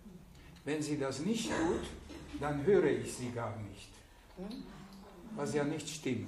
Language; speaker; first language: German; non-native, fluent; Hungarian